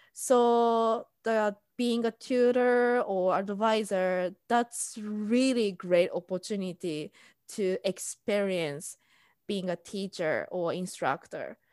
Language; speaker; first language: English; non-native, fluent; Japanese